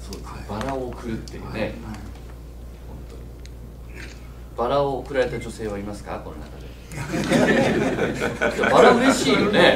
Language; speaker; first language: Japanese; native; Japanese